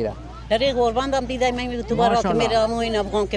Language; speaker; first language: Persian; native; Persian